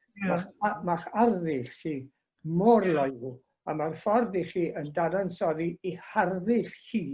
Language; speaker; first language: Welsh; native; Welsh